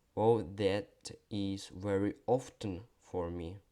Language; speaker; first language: English; non-native, fluent; Ukrainian